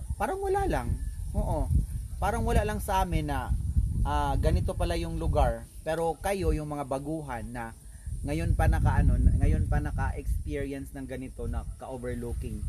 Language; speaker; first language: Filipino; non-native, local second language; Cebuano